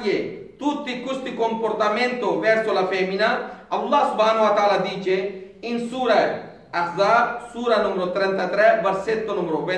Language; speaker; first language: Italian; non-native, fluent; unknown